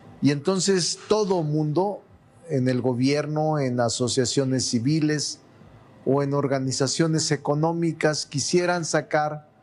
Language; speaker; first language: Spanish; native; Spanish